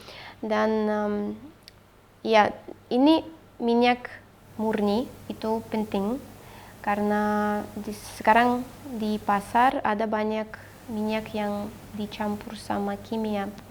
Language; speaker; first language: Indonesian; non-native, fluent; Russian